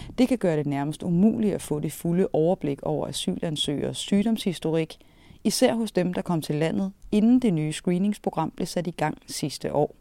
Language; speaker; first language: Danish; native; Danish